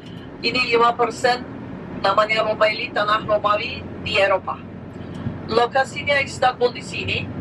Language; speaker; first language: Indonesian; non-native, fluent; Turkish